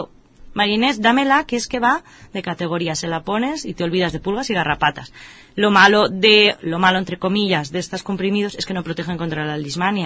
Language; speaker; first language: Spanish; native; Spanish